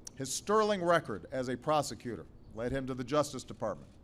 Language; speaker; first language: English; native; English